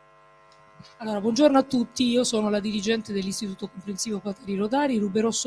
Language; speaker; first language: Italian; native; Italian